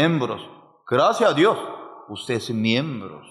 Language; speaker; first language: Spanish; non-native, fluent; Korean